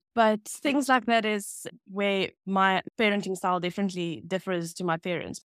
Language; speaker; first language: English; non-native, local second language; Afrikaans